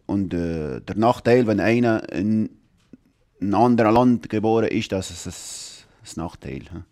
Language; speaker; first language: German; non-native, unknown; Arabic